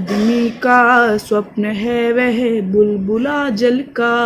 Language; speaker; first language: Hindi; native; Hindi